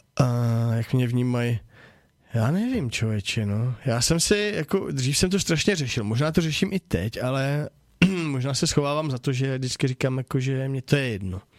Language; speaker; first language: Czech; native; Czech